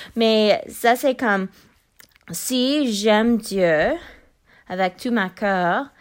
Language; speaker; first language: French; non-native, learner; English